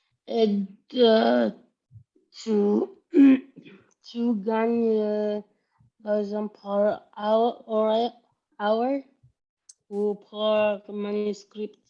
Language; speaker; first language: French; non-native, learner; English